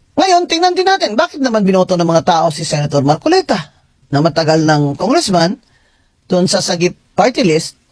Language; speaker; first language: Filipino; non-native, local second language; Hiligaynon